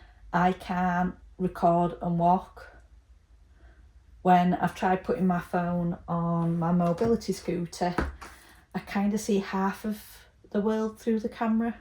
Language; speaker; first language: English; native; English